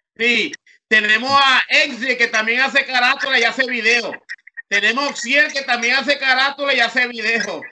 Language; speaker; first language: Spanish; early bilingual, heritage; Spanish